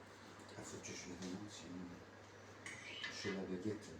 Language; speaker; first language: French; native; French